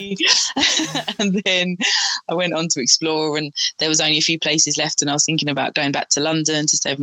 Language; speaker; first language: English; native; English